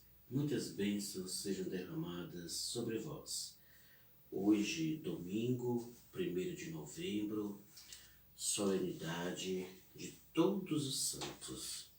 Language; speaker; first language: Portuguese; native; Portuguese